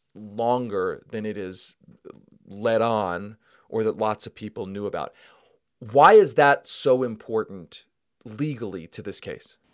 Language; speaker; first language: English; native; English